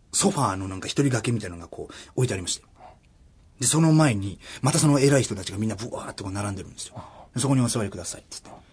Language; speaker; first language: Japanese; early bilingual, other home language; German